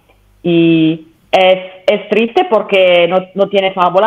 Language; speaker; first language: Spanish; non-native, learner; Italian